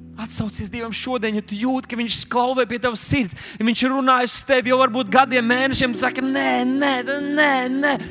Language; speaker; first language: Latvian; native; Latvian